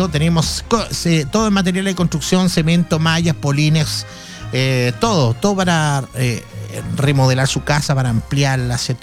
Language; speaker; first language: Spanish; native; Spanish